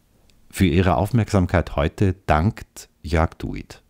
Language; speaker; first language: German; native; German